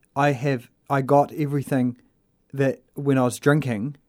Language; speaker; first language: English; native; English